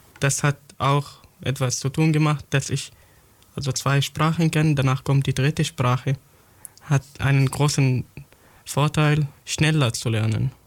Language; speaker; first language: German; non-native, fluent; Arabic